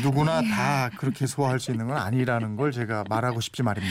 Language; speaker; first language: Korean; native; Korean